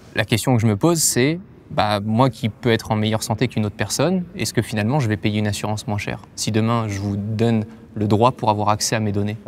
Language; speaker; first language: French; native; French